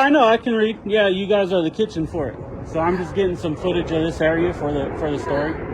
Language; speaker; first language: English; native; English